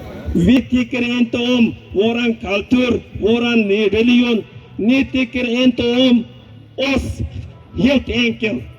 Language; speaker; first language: Swedish; non-native, learner; Uyghur